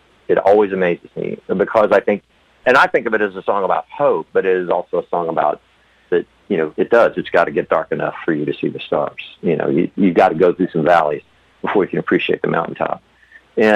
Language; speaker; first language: English; native; English